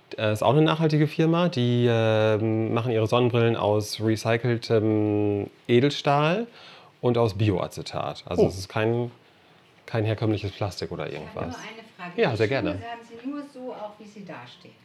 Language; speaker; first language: German; non-native, fluent; English